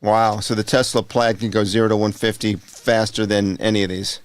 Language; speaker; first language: English; native; English